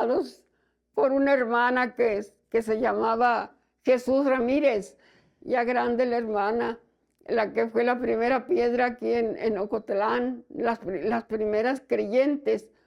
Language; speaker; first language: Spanish; native; Spanish